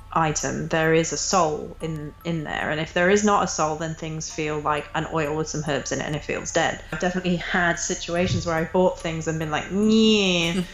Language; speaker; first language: English; native; English